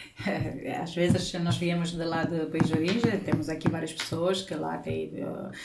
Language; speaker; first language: Portuguese; non-native, fluent; Romanian